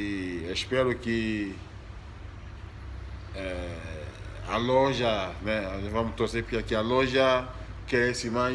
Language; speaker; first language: Portuguese; non-native, fluent; Yoruba